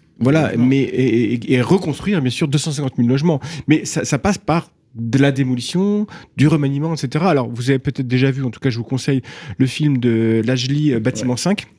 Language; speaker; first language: French; native; French